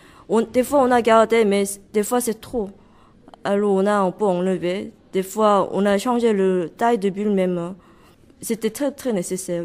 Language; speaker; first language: French; non-native, learner; Korean